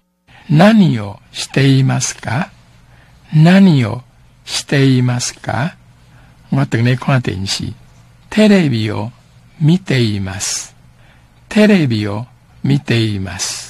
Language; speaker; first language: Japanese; non-native, fluent; Min Nan Chinese